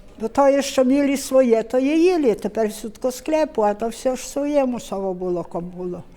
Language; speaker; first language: Ukrainian; native; Ukrainian